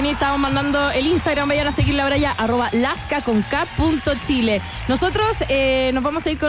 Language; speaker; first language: Spanish; native; Spanish